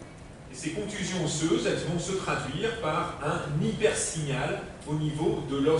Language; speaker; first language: French; native; French